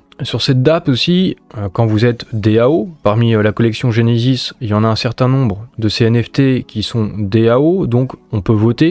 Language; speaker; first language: French; native; French